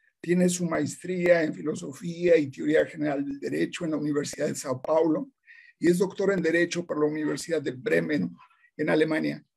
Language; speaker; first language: Spanish; native; Spanish